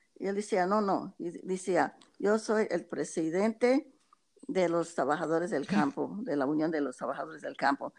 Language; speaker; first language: Spanish; early bilingual, heritage; Spanish